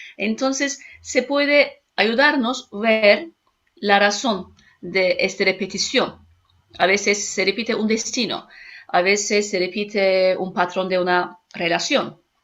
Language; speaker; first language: Spanish; non-native, fluent; Turkish